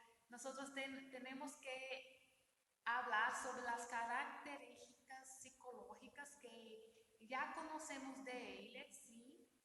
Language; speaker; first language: Spanish; non-native, learner; Portuguese